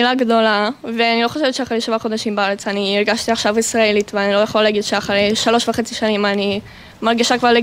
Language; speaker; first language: Hebrew; non-native, fluent; Russian